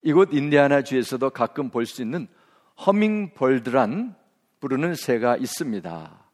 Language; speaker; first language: Korean; native; Korean